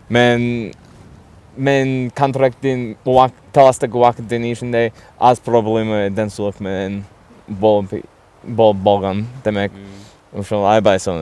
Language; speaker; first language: Kyrgyz; non-native, learner; English